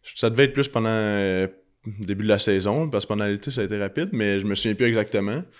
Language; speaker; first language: French; native; French